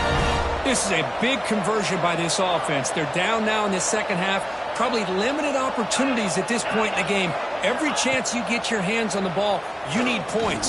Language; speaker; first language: English; native; English